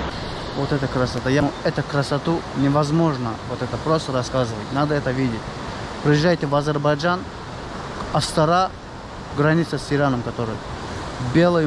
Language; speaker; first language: Russian; non-native, fluent; Azerbaijani